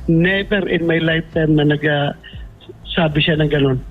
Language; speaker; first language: Filipino; native; Filipino